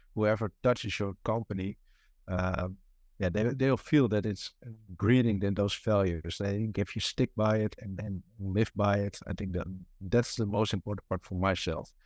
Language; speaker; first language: English; non-native, fluent; Dutch